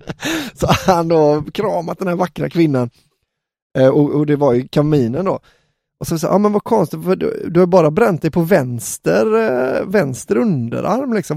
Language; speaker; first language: Swedish; native; Swedish